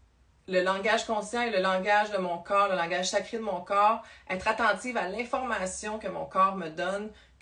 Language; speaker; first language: French; native; French